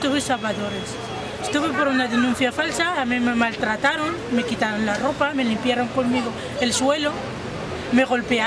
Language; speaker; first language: Spanish; non-native, fluent; Arabic